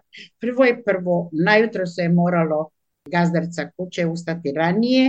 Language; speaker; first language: Croatian; native; Croatian